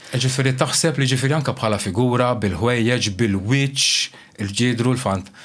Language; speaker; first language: Maltese; early bilingual, other home language; Romanian